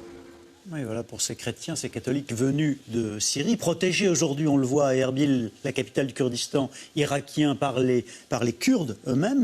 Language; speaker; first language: French; native; French